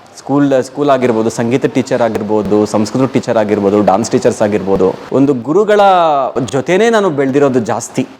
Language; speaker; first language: Kannada; non-native, local second language; Telugu